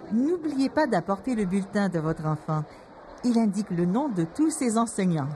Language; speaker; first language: French; native; French